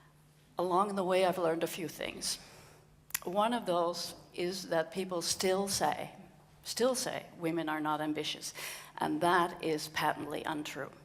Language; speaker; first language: English; non-native, fluent; Dutch